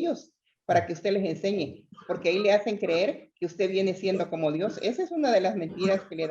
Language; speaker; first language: Spanish; native; Spanish